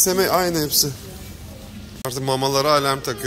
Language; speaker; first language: Turkish; native; Turkish